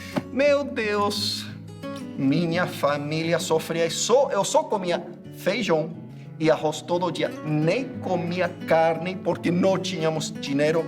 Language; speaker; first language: Portuguese; non-native, fluent; English